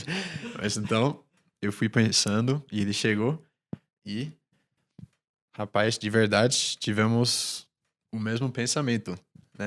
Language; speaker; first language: Portuguese; non-native, fluent; English